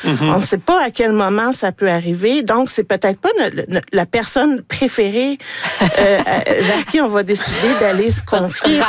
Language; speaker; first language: French; native; French